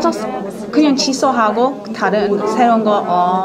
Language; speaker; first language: Korean; non-native, learner; English